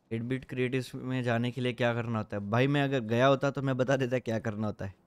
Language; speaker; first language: Hindi; non-native, local second language; Gujarati